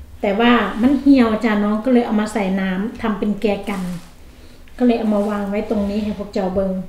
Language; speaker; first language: Thai; non-native, local second language; Northeastern Thai